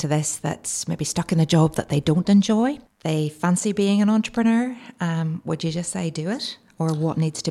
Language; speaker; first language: English; native; English